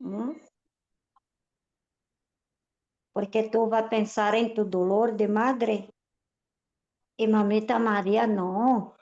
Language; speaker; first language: Spanish; non-native, fluent; Portuguese